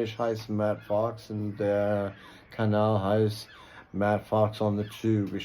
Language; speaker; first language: German; non-native, learner; English